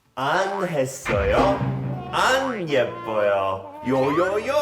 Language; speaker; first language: Korean; non-native, learner; English